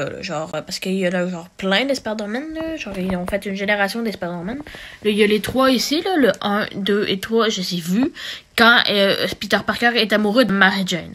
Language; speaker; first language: French; native; French